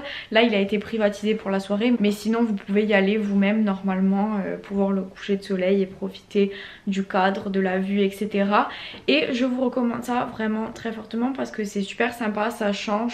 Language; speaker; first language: French; native; French